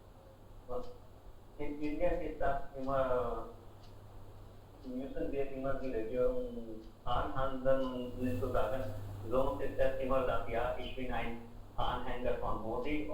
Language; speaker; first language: German; non-native, learner; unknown